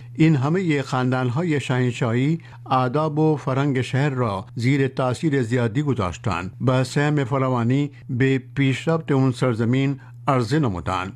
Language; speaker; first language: Persian; non-native, fluent; Urdu